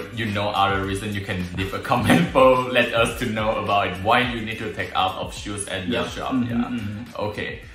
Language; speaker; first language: English; non-native, learner; Chinese